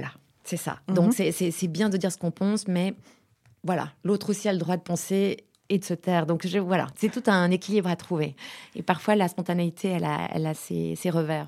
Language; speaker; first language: French; native; French